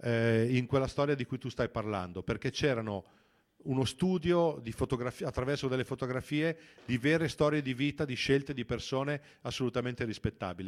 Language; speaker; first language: Italian; native; Italian